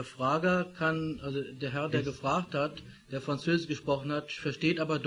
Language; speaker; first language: German; native; German